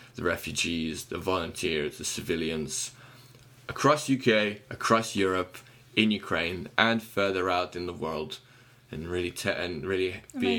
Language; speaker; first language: English; non-native, fluent; Ukrainian